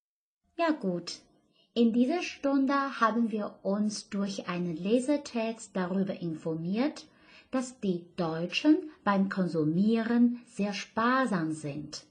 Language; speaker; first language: German; non-native, fluent; Chinese